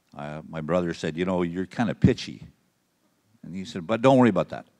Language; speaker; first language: English; native; English